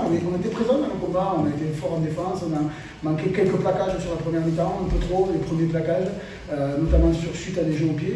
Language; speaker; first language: French; native; French